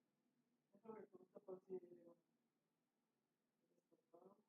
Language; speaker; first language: Spanish; native; Spanish